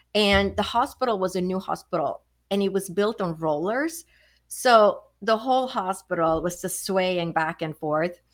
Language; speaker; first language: English; non-native, fluent; Swedish